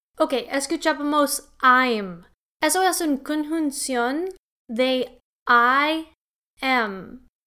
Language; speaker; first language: Spanish; non-native, learner; English